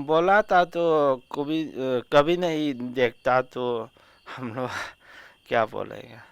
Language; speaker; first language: Hindi; non-native, local second language; Manipuri